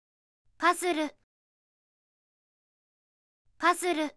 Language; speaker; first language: Japanese; native; Japanese